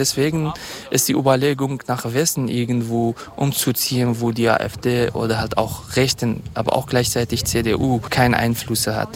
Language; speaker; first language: German; non-native, fluent; Kurdish